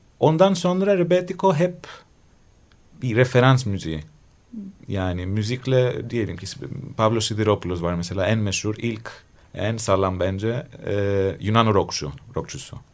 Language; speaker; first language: Turkish; non-native, fluent; Greek